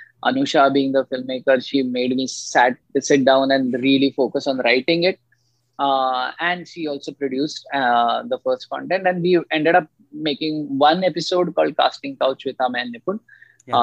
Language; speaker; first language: English; non-native, local second language; Marathi